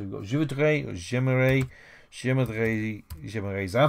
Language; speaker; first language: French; non-native, fluent; English